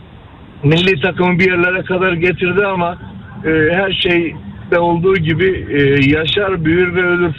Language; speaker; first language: Turkish; native; Turkish